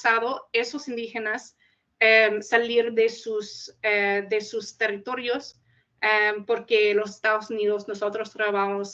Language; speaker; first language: Spanish; non-native, fluent; English